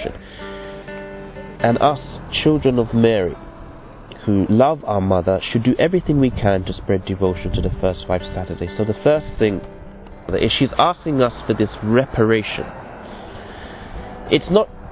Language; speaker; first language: English; native; English